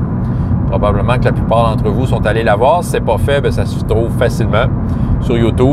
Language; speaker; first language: French; native; French